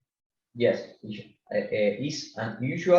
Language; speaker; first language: English; non-native, learner; Spanish